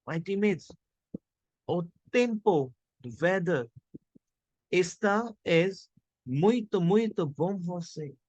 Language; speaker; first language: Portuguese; non-native, learner; Hindi